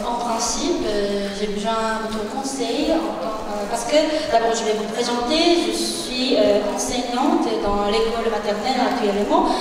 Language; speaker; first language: French; non-native, fluent; Korean